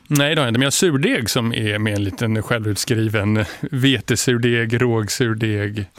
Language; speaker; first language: Swedish; native; Swedish